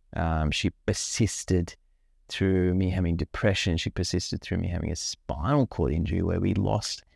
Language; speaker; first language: English; non-native, local second language; Sinhala